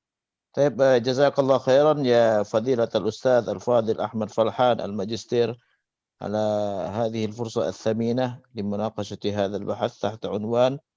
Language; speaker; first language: Arabic; non-native, fluent; Indonesian